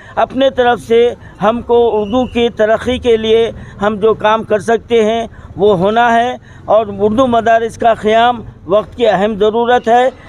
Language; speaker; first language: Urdu; native; Urdu